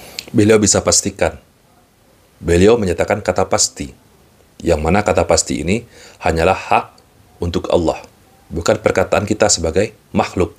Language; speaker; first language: Indonesian; native; Indonesian